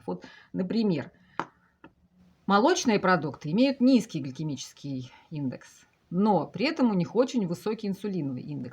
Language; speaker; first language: Russian; native; Russian